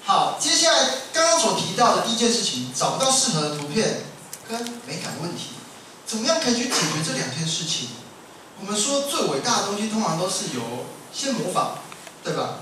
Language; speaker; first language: Chinese; native; Chinese